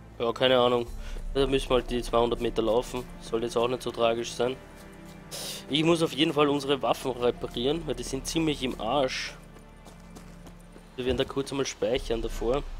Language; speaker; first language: German; native; German